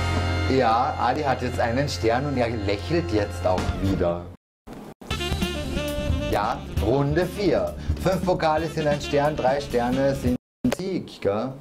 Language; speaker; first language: German; native; German